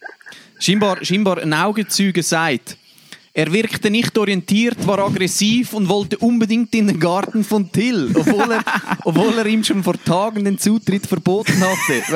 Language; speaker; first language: German; native; German